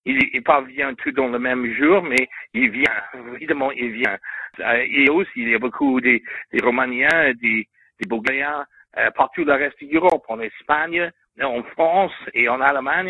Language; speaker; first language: French; non-native, learner; English